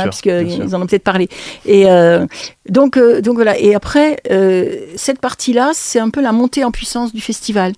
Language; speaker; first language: French; native; French